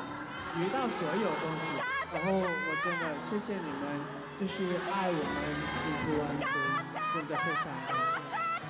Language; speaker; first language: Chinese; non-native, learner; Thai